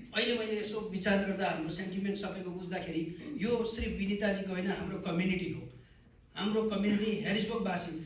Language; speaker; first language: Nepali; native; Nepali